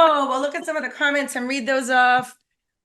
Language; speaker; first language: English; native; English